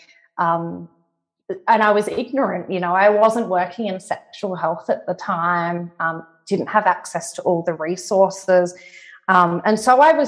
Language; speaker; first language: English; native; English